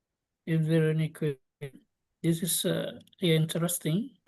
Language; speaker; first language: English; non-native, local second language; Indonesian